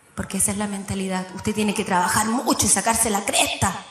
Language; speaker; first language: Spanish; native; Spanish